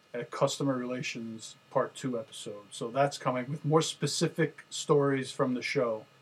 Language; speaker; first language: English; native; English